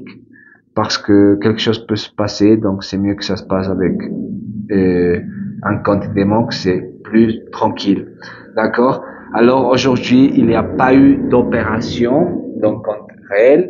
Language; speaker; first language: French; non-native, fluent; Spanish